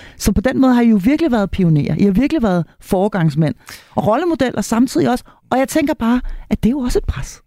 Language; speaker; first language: Danish; native; Danish